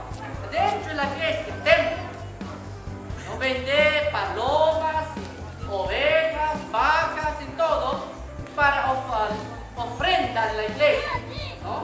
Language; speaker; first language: Spanish; non-native, fluent; Vietnamese